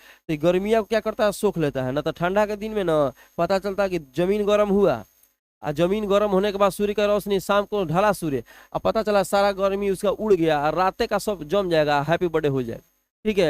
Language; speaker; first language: Hindi; native; Hindi